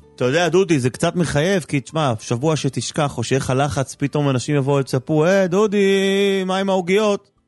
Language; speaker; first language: Hebrew; native; Hebrew